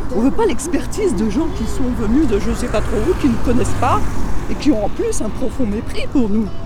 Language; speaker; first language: French; native; French